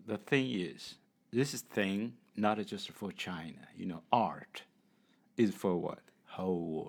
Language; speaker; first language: English; non-native, learner; Chinese